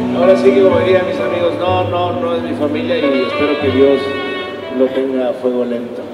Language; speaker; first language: Spanish; native; Spanish